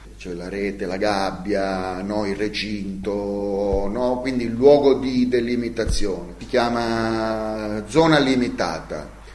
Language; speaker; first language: Italian; native; Italian